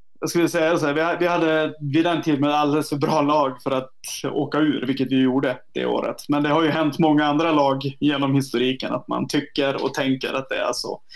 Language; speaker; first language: Swedish; native; Swedish